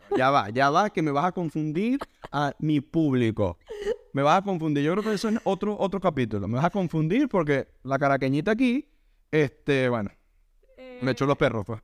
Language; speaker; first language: Spanish; native; Spanish